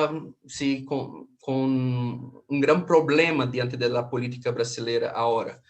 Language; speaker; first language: Spanish; non-native, fluent; Portuguese